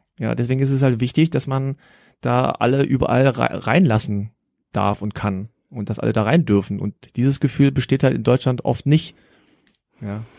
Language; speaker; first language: German; early bilingual, other home language; Korean